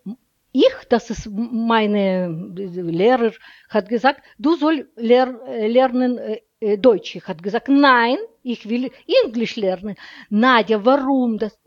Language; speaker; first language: German; non-native, learner; Russian